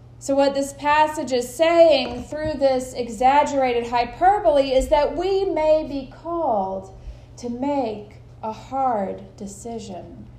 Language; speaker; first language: English; native; English